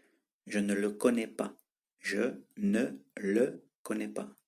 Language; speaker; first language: French; non-native, fluent; Tibetan